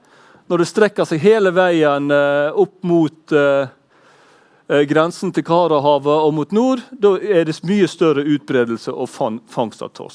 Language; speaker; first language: Norwegian; native; Norwegian